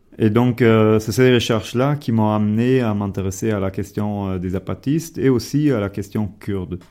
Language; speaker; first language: French; non-native, fluent; German